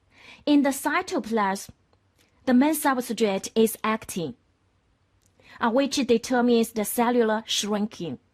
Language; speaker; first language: English; non-native, fluent; Chinese